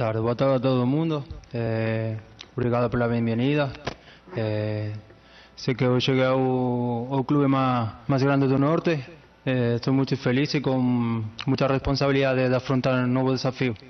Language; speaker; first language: Portuguese; non-native, learner; Spanish